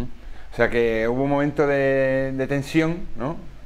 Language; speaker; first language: Spanish; native; Spanish